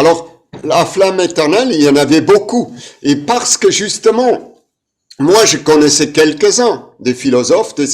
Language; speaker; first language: French; non-native, fluent; German